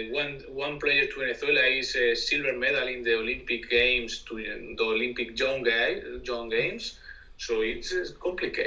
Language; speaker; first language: English; non-native, learner; Spanish